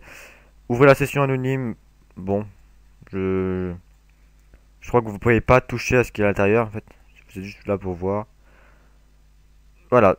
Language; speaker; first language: French; native; French